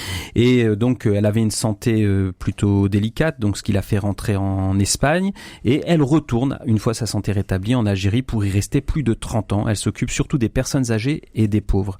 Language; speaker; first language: French; native; French